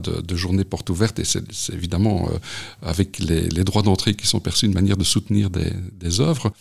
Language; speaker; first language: French; native; French